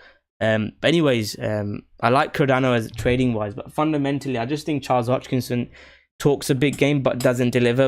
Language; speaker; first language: English; native; English